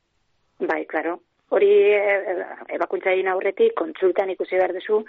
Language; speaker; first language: Basque; native; Basque